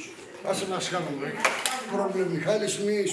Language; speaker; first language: English; non-native, learner; Greek